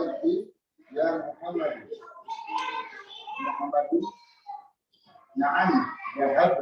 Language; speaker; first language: Arabic; non-native, learner; Indonesian